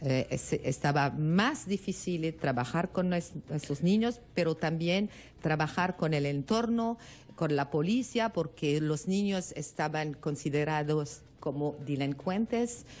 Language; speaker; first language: Spanish; non-native, learner; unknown